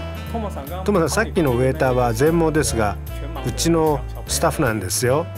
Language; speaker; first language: Japanese; non-native, fluent; Chinese